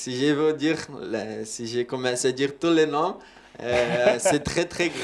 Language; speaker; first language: French; non-native, learner; Portuguese